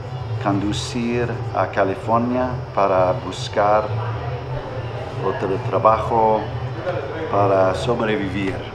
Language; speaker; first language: Spanish; non-native, learner; English